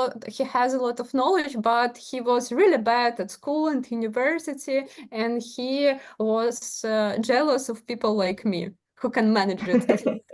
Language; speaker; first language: English; non-native, learner; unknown